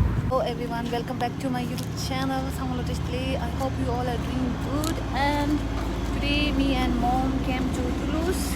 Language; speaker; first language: English; non-native, learner; Tibetan